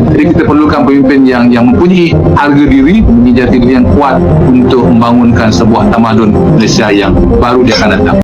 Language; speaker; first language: Malay; native; Malay